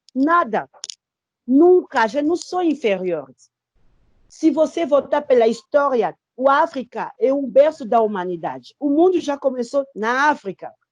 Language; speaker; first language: Portuguese; non-native, fluent; Lingala